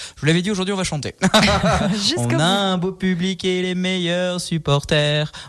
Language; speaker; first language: French; native; French